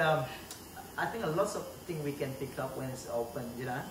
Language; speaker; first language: English; non-native, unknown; Balinese